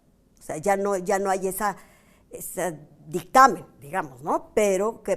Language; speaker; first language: Spanish; native; Spanish